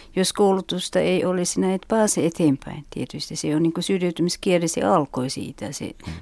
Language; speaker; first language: Finnish; non-native, fluent; Uzbek